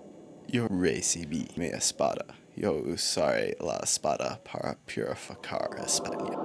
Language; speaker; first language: Spanish; non-native, learner; English